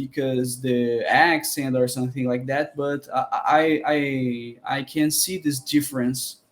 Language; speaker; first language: English; non-native, learner; Portuguese